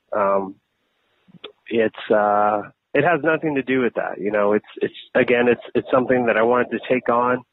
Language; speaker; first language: English; native; English